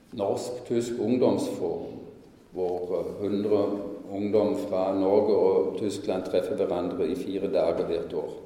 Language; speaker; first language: Norwegian; non-native, fluent; German